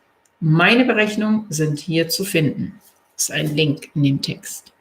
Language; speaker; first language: German; native; German